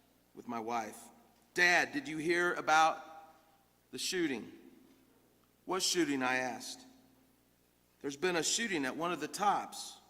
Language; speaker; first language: English; native; English